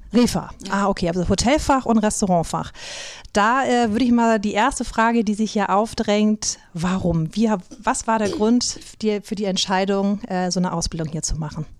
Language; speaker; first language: German; native; German